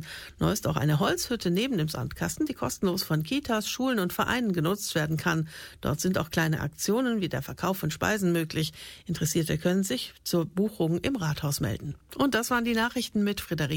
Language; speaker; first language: German; native; German